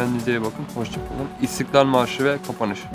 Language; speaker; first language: Turkish; native; Turkish